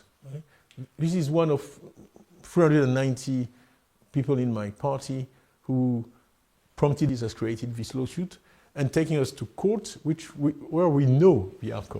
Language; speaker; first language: English; non-native, fluent; French